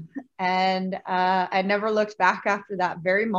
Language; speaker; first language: English; native; English